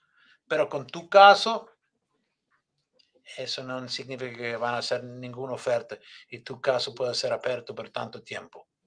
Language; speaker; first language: Spanish; non-native, learner; English